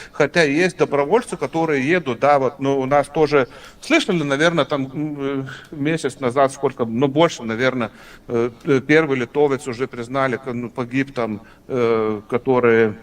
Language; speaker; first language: Russian; non-native, fluent; Lithuanian